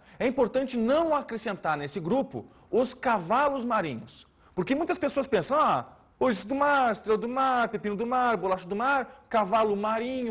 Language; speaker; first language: Portuguese; native; Portuguese